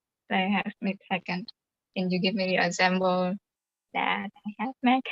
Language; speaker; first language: English; non-native, fluent; Vietnamese